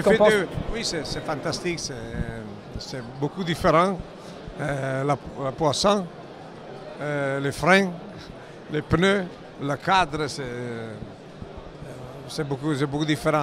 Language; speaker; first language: French; non-native, fluent; Italian